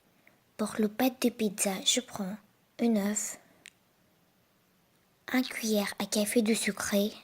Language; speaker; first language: French; non-native, learner; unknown